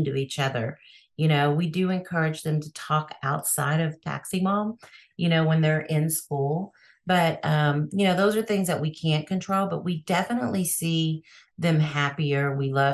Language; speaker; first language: English; native; English